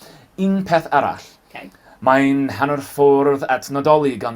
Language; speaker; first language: Welsh; non-native, learner; English